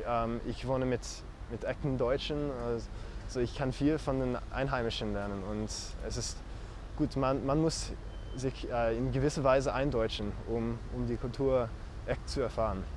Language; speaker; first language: German; non-native, fluent; English